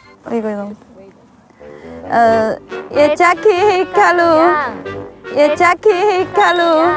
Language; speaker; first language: Korean; non-native, learner; Chinese